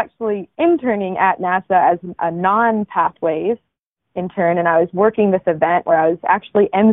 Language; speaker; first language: English; early bilingual, other home language; Bangla